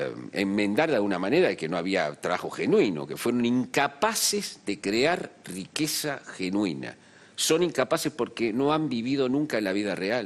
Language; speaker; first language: Spanish; native; Spanish